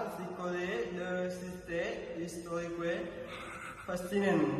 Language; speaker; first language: French; non-native, learner; Vietnamese